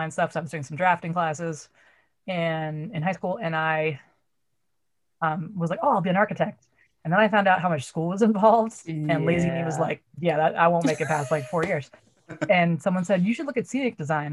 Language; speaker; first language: English; native; English